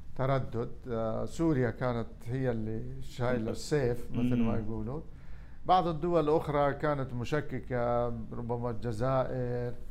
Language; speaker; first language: Arabic; non-native, local second language; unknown